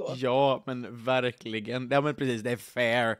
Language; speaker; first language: Swedish; native; Swedish